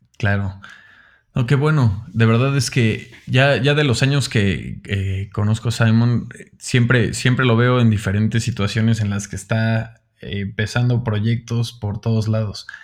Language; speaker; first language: Spanish; native; Spanish